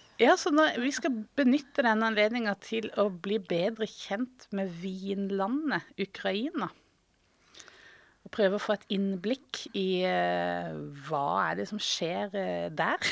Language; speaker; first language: Norwegian; native; Norwegian